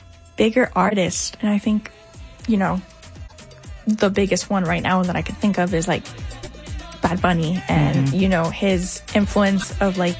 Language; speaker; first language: English; non-native, fluent; Spanish